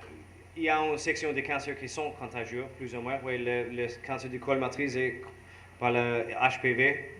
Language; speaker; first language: French; non-native, learner; English